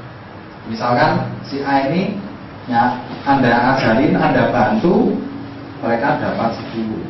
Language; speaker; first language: Indonesian; native; Indonesian